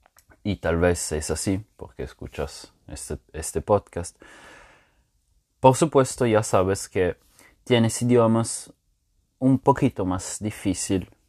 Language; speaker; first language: Spanish; non-native, fluent; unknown